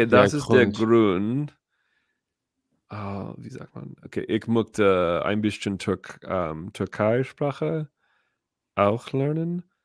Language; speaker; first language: German; non-native, learner; English